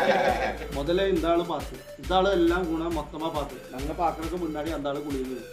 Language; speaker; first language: Tamil; non-native, learner; Malayalam